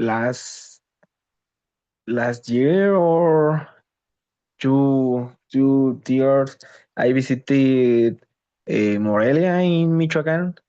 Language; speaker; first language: English; non-native, learner; Spanish